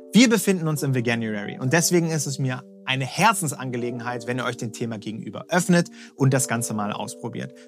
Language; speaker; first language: German; native; German